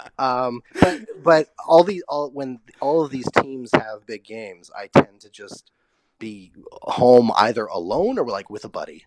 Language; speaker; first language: English; native; English